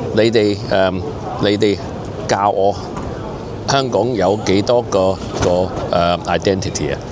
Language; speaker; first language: Cantonese; early bilingual, heritage; Cantonese